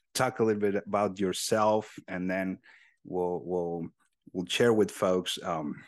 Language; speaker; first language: English; non-native, fluent; Spanish